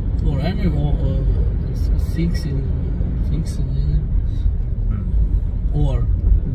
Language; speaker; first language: English; non-native, learner; Albanian